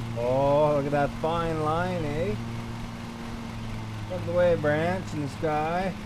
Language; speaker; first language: English; native; English